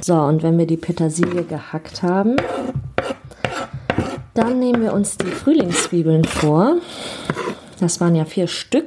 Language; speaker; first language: German; native; German